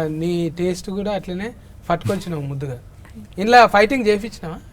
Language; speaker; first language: Telugu; native; Telugu